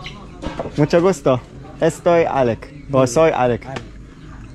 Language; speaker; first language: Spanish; non-native, learner; English